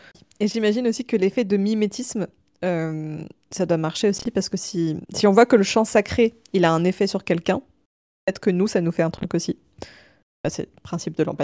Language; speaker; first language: French; native; French